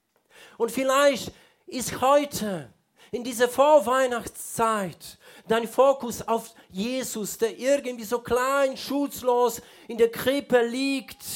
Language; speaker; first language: German; non-native, fluent; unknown